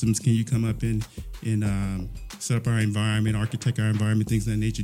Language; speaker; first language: English; native; English